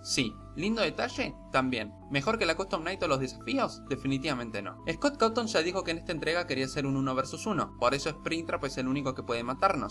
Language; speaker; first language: Spanish; native; Spanish